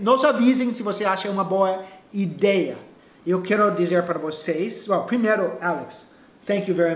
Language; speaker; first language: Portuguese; non-native, fluent; English